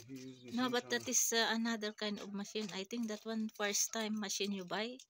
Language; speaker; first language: English; non-native, learner; Filipino